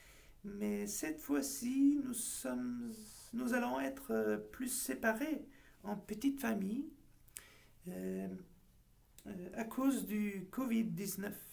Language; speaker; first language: French; non-native, fluent; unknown